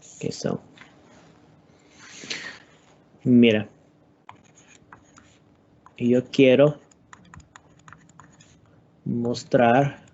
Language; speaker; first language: Spanish; non-native, learner; English